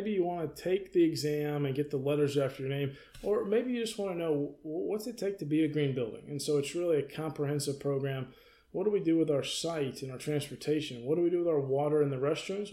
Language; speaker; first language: English; native; English